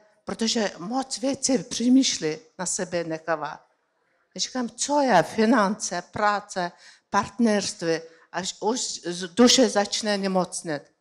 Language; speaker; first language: Czech; non-native, learner; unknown